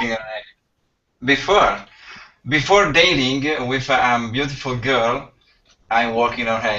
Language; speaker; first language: English; non-native, learner; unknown